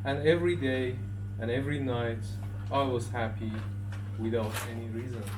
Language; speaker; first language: English; non-native, fluent; Persian